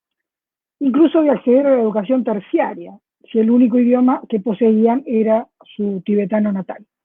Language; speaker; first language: Spanish; native; Spanish